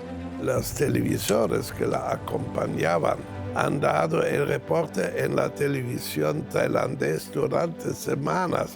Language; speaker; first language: Spanish; non-native, fluent; German